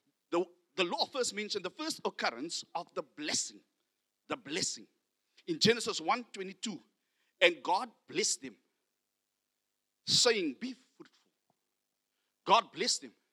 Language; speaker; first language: English; non-native, local second language; Afrikaans